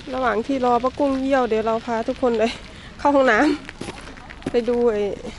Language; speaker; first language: Thai; native; Thai